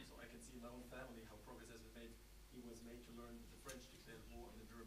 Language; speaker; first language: English; non-native, fluent; German